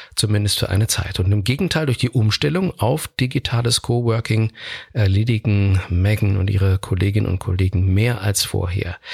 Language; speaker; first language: German; native; German